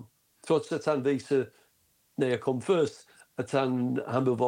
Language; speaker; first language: Swedish; non-native, fluent; English